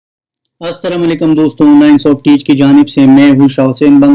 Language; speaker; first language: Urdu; non-native, local second language; Pashto